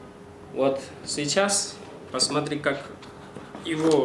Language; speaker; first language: Russian; non-native, learner; Chinese